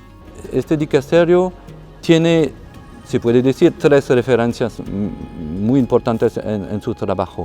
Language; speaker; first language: Spanish; non-native, fluent; French